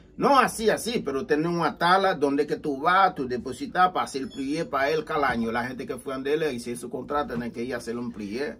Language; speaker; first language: Spanish; non-native, learner; Haitian Creole